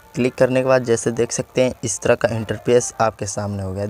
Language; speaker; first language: Hindi; native; Hindi